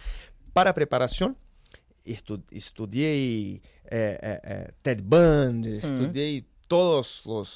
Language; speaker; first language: Spanish; non-native, learner; Portuguese